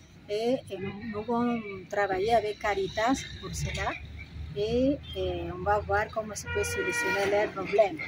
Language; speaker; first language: French; non-native, fluent; Spanish